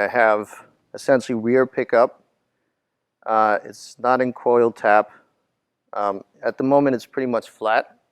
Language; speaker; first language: English; native; English